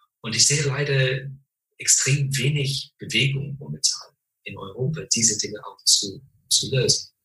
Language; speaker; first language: German; non-native, fluent; English